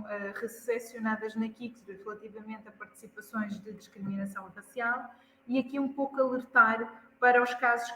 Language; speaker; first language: Portuguese; native; Portuguese